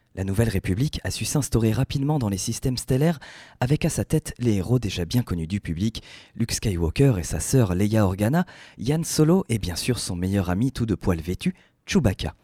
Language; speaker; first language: French; native; French